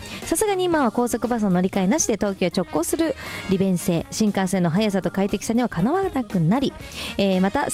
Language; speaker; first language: Japanese; native; Japanese